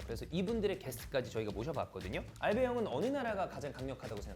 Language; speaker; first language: Korean; native; Korean